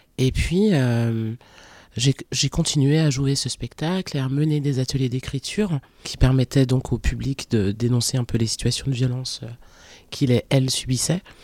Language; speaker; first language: French; early bilingual, other home language; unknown